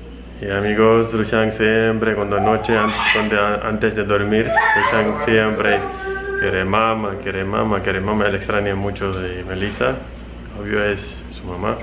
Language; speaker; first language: Spanish; non-native, learner; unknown